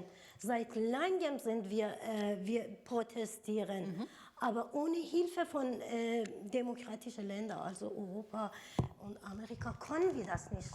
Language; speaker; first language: German; non-native, learner; Persian